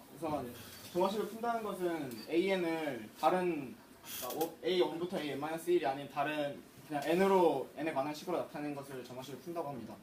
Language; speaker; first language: Korean; native; Korean